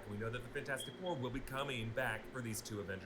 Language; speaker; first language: English; native; English